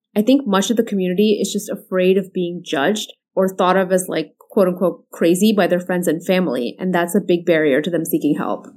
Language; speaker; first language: English; early bilingual, other home language; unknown